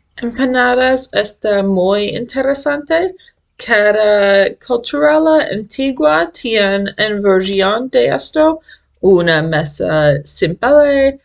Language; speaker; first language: Spanish; non-native, learner; English